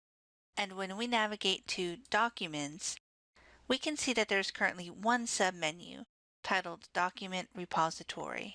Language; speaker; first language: English; native; English